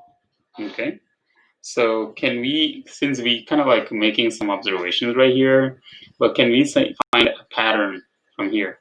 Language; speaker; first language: English; non-native, fluent; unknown